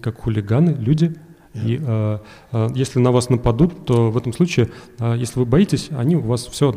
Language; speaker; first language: Russian; native; Russian